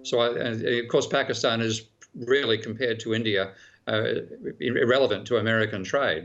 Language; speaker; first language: English; native; English